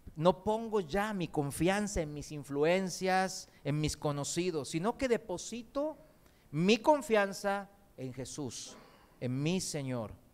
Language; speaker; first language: Spanish; early bilingual, other home language; Korean